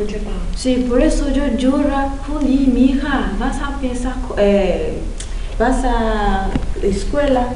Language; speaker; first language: Spanish; non-native, learner; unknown